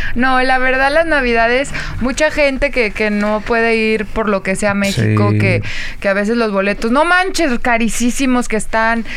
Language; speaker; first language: Spanish; native; Spanish